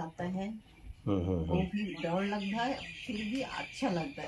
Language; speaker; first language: Hindi; non-native, local second language; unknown